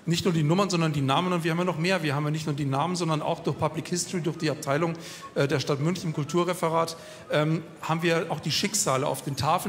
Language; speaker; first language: German; native; German